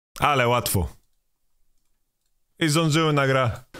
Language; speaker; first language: Polish; non-native, learner; Swedish